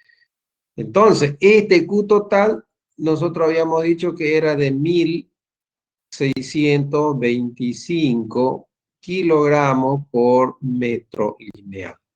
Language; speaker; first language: Spanish; native; Spanish